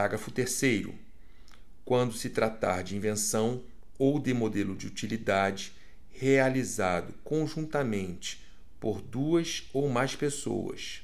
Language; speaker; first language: Portuguese; native; Portuguese